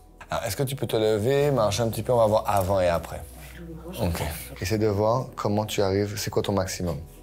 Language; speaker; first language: French; native; French